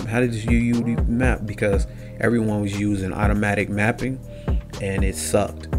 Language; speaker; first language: English; native; English